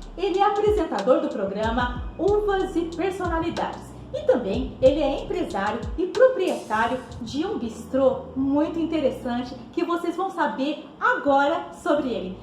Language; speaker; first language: Portuguese; native; Portuguese